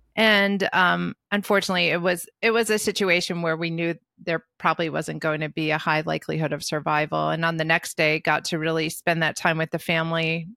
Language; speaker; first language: English; native; English